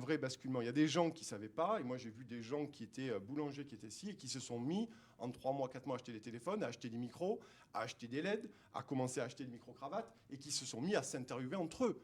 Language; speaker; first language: French; native; French